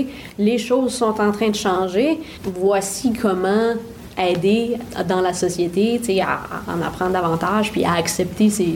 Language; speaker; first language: French; native; French